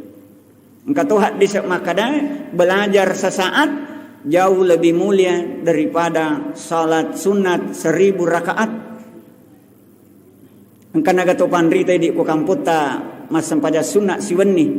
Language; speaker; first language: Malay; non-native, local second language; Buginese